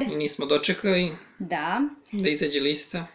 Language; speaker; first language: Serbian; native; Serbian